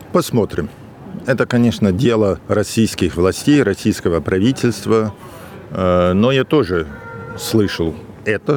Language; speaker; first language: Russian; non-native, fluent; English